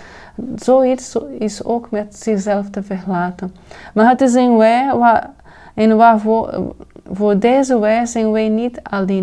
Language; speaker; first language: Dutch; non-native, fluent; Portuguese